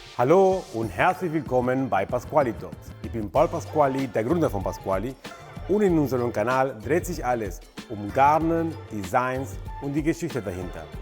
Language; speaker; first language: German; non-native, fluent; Spanish